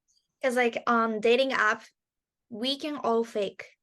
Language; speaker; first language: English; non-native, learner; Japanese